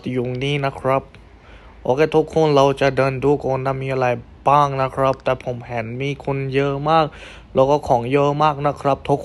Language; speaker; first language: Thai; non-native, fluent; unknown